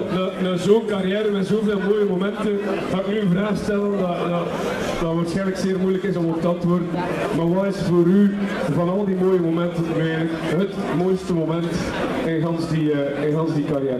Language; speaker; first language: Dutch; native; Dutch